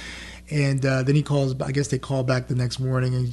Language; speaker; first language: English; early bilingual, other home language; French